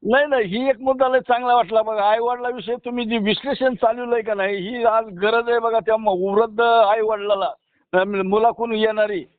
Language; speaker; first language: Marathi; native; Marathi